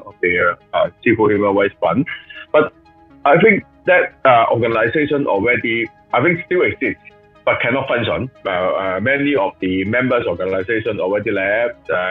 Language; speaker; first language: English; non-native, local second language; Cantonese